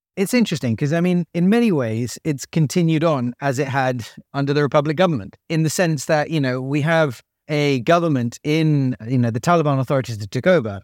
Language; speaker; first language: English; native; English